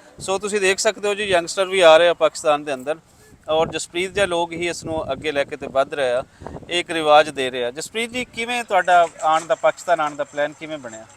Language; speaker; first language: Punjabi; native; Punjabi